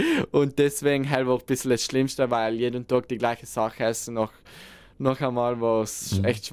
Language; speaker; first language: German; non-native, local second language; Italian